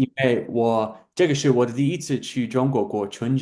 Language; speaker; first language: Chinese; non-native, fluent; English